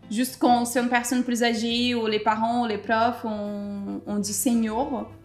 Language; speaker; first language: French; non-native, fluent; Portuguese